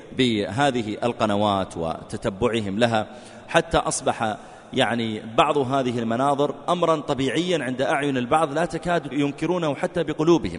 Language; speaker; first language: Arabic; native; Arabic